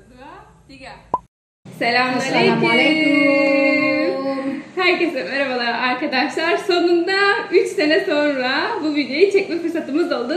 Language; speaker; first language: Turkish; non-native, fluent; Indonesian